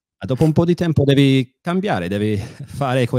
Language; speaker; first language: Italian; non-native, fluent; English